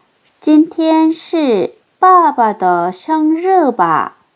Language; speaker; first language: Chinese; non-native, fluent; Korean